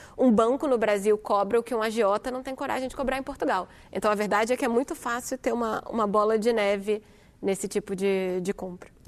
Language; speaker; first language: Portuguese; native; Portuguese